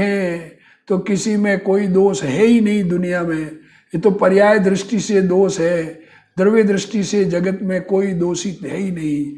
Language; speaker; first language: Hindi; native; Hindi